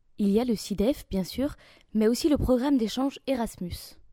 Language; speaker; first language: French; native; French